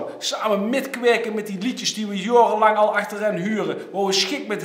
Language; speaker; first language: Dutch; native; Dutch